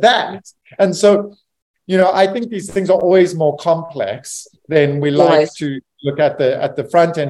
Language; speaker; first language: English; native; English